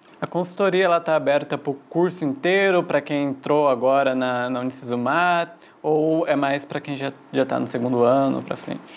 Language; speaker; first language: Portuguese; native; Portuguese